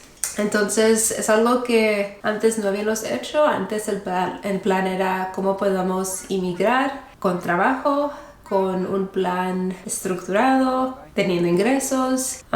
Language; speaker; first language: Spanish; early bilingual, heritage; Spanish